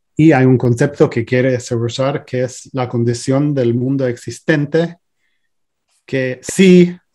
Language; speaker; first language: Spanish; non-native, fluent; English